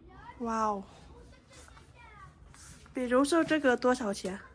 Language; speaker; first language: Chinese; non-native, learner; Vietnamese